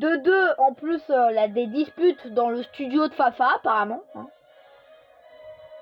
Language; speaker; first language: French; native; French